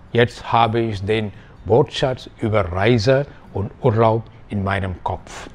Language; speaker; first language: German; non-native, fluent; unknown